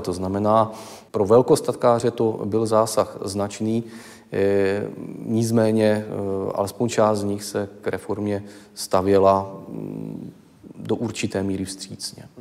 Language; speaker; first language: Czech; native; Czech